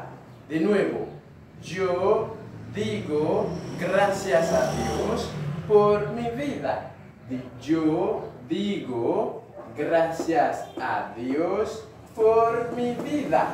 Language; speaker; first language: Spanish; non-native, fluent; Haitian Creole